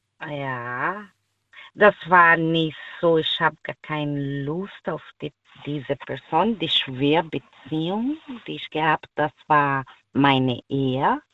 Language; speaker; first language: German; non-native, learner; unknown